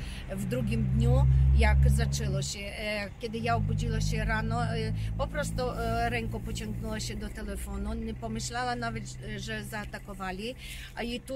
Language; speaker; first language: Polish; non-native, learner; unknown